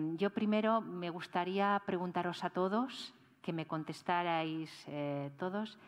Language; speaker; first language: Spanish; non-native, local second language; Catalan